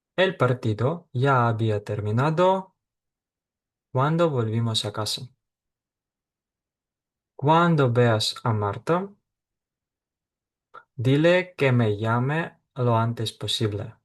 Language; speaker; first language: Spanish; non-native, fluent; Ukrainian